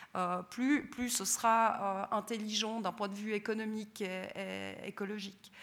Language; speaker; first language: French; native; French